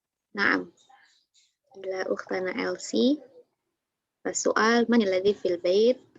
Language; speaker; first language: Arabic; non-native, learner; Indonesian